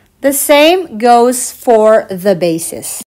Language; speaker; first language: English; non-native, fluent; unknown